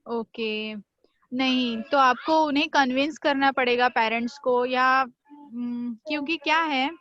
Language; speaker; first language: Hindi; non-native, local second language; Marathi